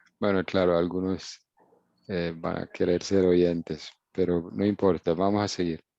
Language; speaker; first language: Spanish; non-native, fluent; English